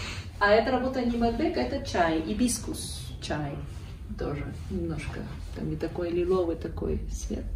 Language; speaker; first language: Russian; early bilingual, heritage; Russian